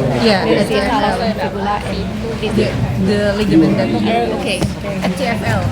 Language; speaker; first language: English; non-native, learner; Malay